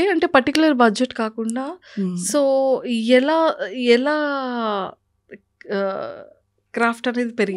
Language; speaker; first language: Telugu; native; Telugu